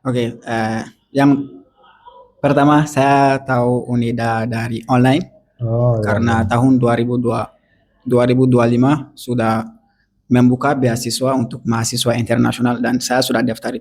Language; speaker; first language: Indonesian; non-native, learner; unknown